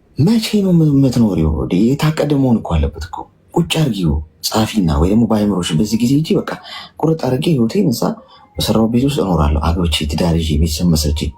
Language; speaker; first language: Amharic; native; Amharic